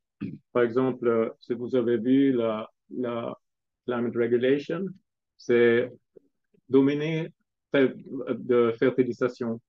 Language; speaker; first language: French; non-native, fluent; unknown